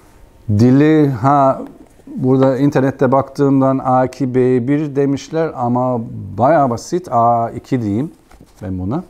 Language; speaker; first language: Turkish; non-native, fluent; German